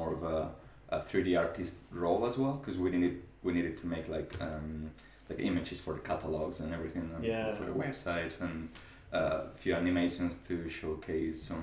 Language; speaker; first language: English; non-native, fluent; Spanish